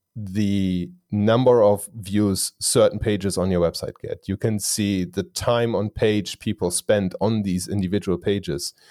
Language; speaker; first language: English; non-native, fluent; German